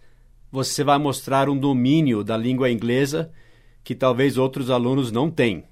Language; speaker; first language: Portuguese; non-native, fluent; English